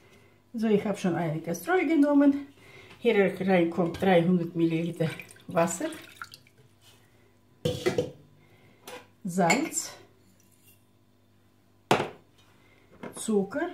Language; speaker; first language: German; non-native, fluent; Russian